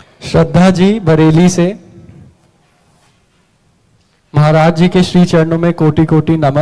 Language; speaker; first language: Hindi; native; Hindi